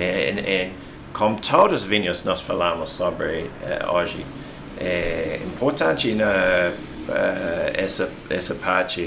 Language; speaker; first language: Portuguese; non-native, learner; English